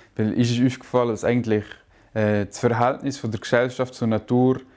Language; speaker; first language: German; native; German